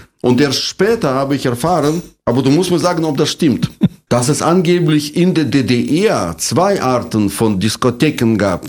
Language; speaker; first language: German; non-native, fluent; Russian